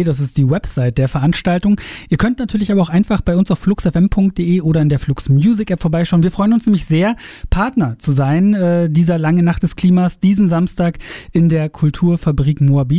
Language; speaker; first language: German; native; German